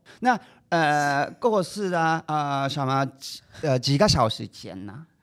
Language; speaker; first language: Chinese; non-native, fluent; Japanese